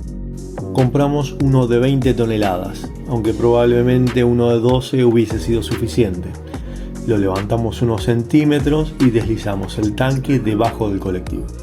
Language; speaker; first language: Spanish; native; Spanish